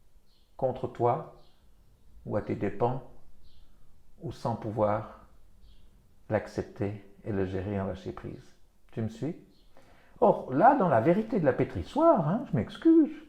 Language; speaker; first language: French; native; French